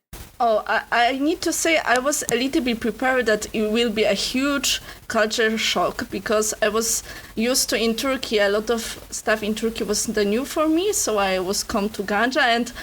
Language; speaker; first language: English; non-native, learner; Polish